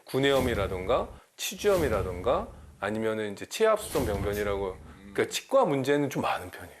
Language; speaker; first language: Korean; native; Korean